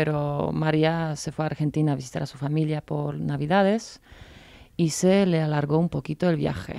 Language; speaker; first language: Spanish; non-native, fluent; Polish